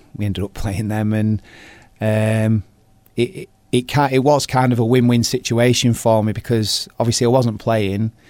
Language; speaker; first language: English; native; English